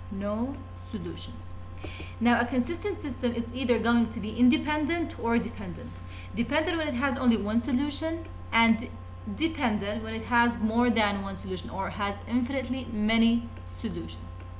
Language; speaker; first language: English; non-native, fluent; Arabic